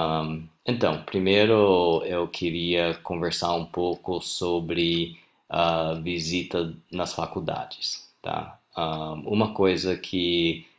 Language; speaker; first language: Portuguese; non-native, fluent; English